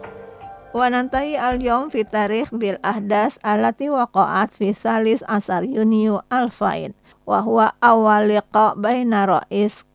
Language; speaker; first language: Arabic; non-native, fluent; Indonesian